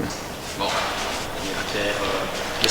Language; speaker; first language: French; native; French